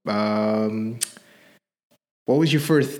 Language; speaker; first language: English; non-native, local second language; Yoruba